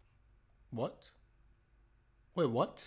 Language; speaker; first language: English; native; English